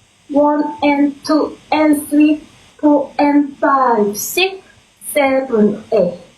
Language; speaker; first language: English; non-native, learner; Korean